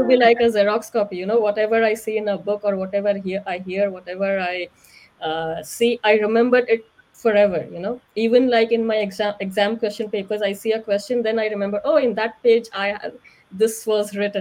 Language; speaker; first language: English; non-native, local second language; Hindi